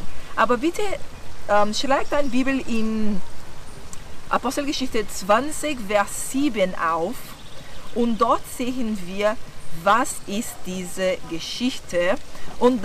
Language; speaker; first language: German; non-native, fluent; Portuguese